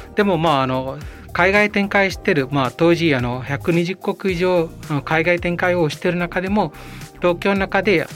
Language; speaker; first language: Japanese; non-native, fluent; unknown